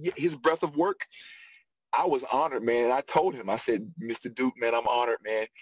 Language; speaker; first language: English; native; English